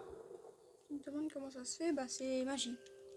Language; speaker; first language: French; native; French